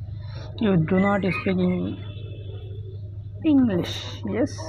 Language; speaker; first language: English; non-native, learner; Bangla